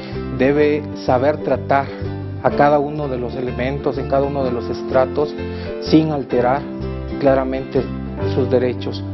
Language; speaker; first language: Spanish; native; Spanish